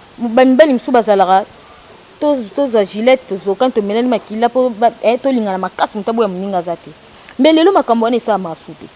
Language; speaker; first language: Lingala; non-native, local second language; Kongo